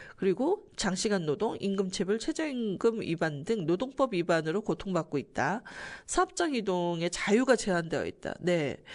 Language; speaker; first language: Korean; native; Korean